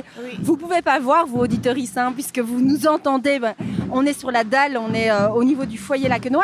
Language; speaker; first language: French; native; French